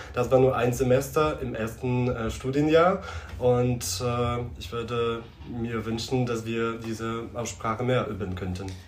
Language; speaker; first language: German; non-native, fluent; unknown